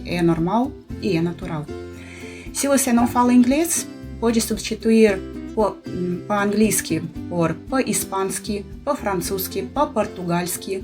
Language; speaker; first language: Portuguese; non-native, fluent; Russian